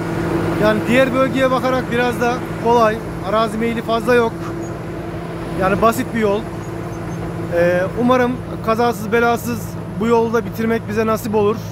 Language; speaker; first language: Turkish; native; Turkish